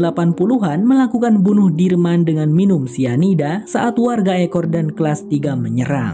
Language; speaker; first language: Indonesian; native; Indonesian